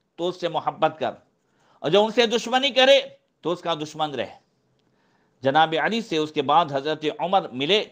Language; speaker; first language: Hindi; native; Hindi